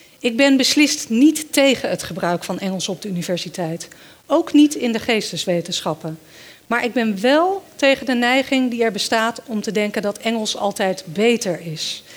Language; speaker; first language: Dutch; early bilingual, other home language; Danish